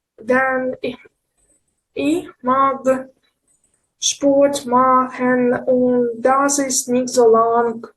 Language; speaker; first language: German; non-native, learner; Ukrainian